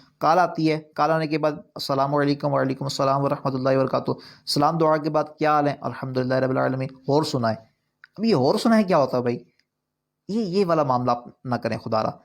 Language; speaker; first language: Urdu; non-native, local second language; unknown